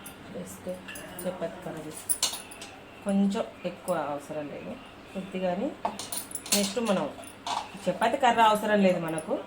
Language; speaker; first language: Telugu; native; Telugu